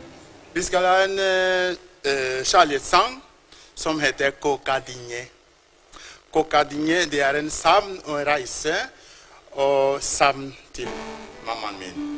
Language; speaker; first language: Norwegian; non-native, fluent; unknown